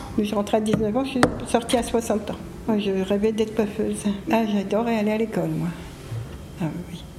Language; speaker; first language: French; early bilingual, other home language; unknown